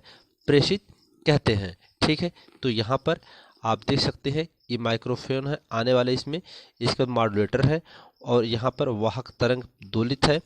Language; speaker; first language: Hindi; native; Hindi